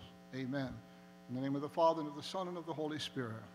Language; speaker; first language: English; native; English